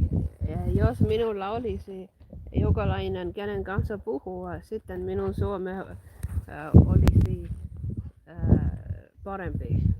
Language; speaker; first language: Finnish; non-native, learner; English